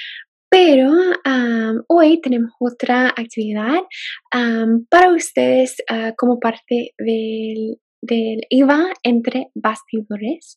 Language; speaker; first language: Spanish; non-native, fluent; English